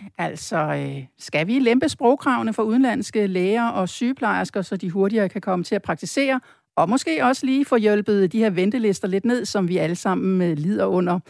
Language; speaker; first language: Danish; native; Danish